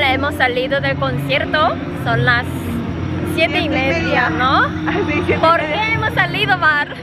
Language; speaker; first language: Spanish; non-native, fluent; Korean